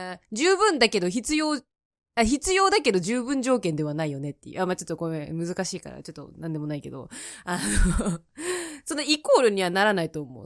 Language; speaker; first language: Japanese; native; Japanese